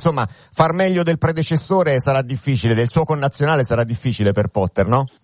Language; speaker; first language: Italian; native; Italian